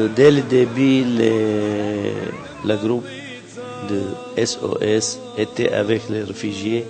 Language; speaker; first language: French; non-native, fluent; Arabic